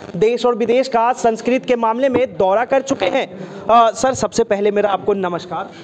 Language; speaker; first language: Hindi; native; Hindi